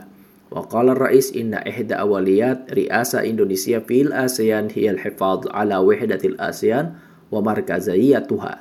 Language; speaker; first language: Arabic; non-native, fluent; Indonesian